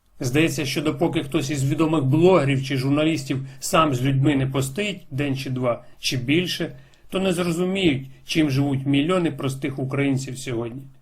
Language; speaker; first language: Ukrainian; non-native, local second language; Russian